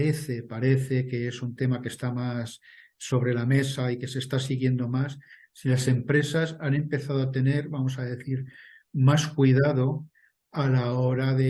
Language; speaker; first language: Spanish; native; Spanish